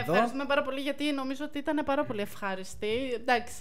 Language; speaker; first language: Greek; native; Greek